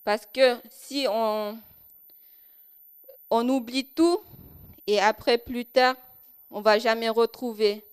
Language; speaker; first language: French; non-native, local second language; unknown